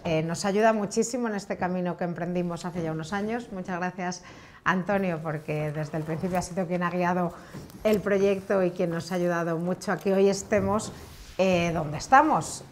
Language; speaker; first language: Spanish; native; Spanish